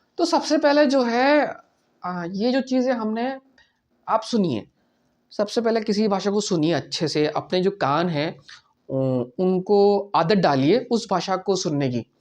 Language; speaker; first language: Hindi; native; Hindi